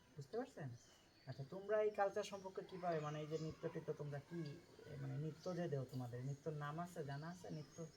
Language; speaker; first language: Bangla; native; Bangla